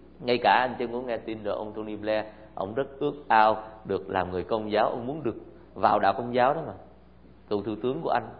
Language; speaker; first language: Vietnamese; native; Vietnamese